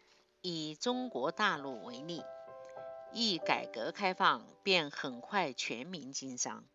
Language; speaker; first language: Chinese; native; Chinese